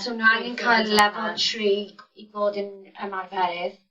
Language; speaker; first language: Welsh; non-native, local second language; English